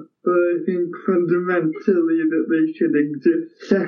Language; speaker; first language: English; native; English